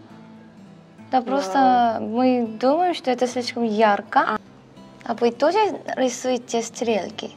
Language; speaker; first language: Russian; non-native, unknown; Korean